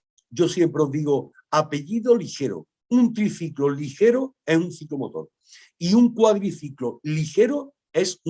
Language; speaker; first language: Spanish; native; Spanish